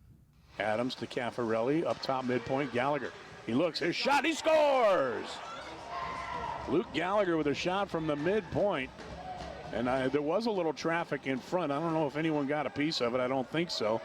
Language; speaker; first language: English; native; English